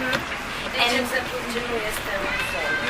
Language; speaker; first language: Romanian; non-native, local second language; Hungarian